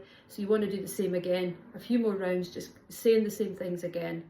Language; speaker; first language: English; native; English